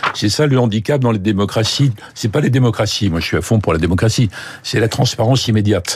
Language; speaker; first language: French; native; French